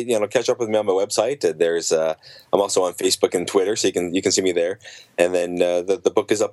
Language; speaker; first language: English; native; English